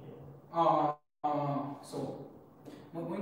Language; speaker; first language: Japanese; non-native, learner; Hungarian